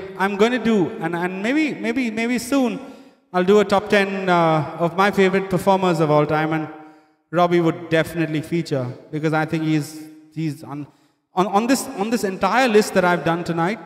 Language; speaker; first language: English; native; English